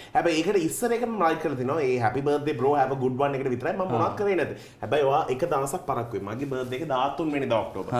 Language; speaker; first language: Sinhala; non-native, local second language; Tamil